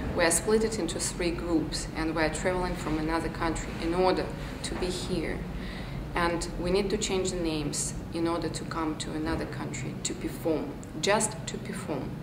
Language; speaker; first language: English; non-native, fluent; Belarusian